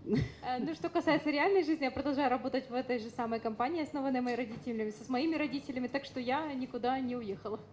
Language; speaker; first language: Russian; native; Russian